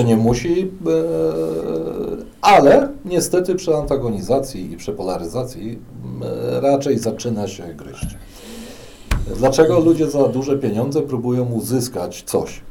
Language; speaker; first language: Polish; native; Polish